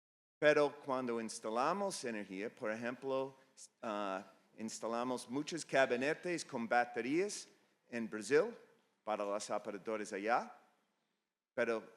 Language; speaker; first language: Spanish; non-native, fluent; English